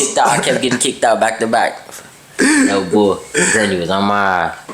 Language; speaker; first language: English; native; English